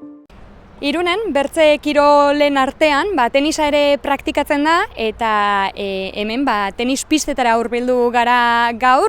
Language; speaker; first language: Basque; native; Basque